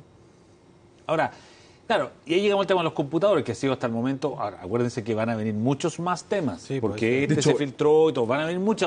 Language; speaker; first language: Spanish; native; Spanish